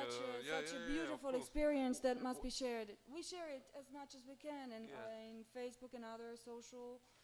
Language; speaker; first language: English; non-native, fluent; Romanian